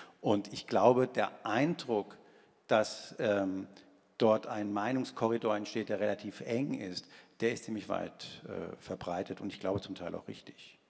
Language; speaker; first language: German; early bilingual, other home language; Spanish